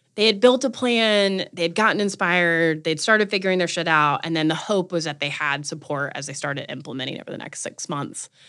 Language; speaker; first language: English; native; English